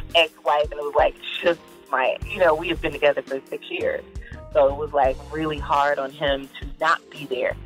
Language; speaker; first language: English; native; English